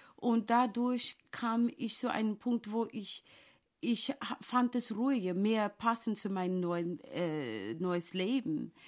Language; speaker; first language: German; non-native, fluent; English